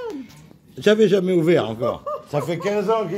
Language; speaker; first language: French; native; French